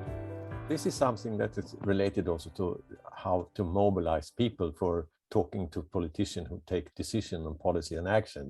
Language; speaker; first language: English; non-native, fluent; Swedish